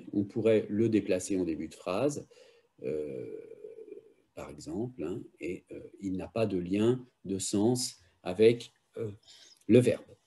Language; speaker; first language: French; native; French